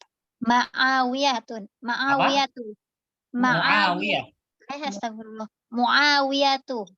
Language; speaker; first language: Arabic; non-native, learner; Indonesian